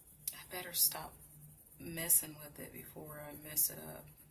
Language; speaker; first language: English; native; English